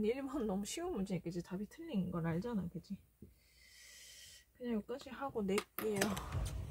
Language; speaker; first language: Korean; native; Korean